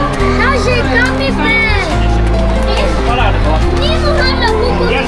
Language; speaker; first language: German; early bilingual, other home language; Tibetan